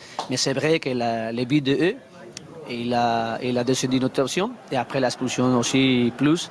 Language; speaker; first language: French; non-native, learner; Spanish